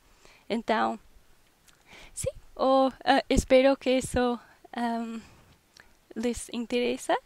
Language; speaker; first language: Portuguese; non-native, learner; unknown